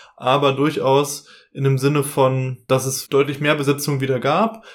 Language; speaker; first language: German; native; German